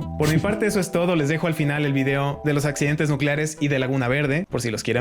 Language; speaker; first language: Spanish; native; Spanish